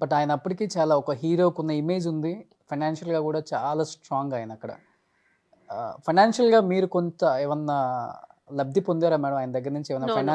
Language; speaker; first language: Telugu; native; Telugu